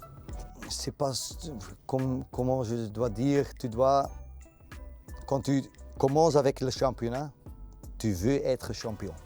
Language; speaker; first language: French; non-native, local second language; Dutch